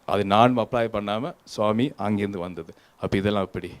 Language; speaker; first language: Tamil; early bilingual, heritage; Tamil